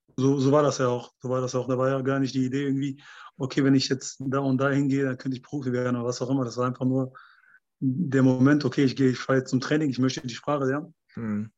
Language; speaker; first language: German; early bilingual, other home language; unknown